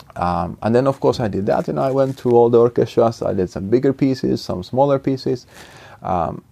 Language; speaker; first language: English; non-native, fluent; Finnish